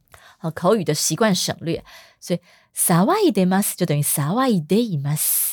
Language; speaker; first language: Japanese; non-native, fluent; Chinese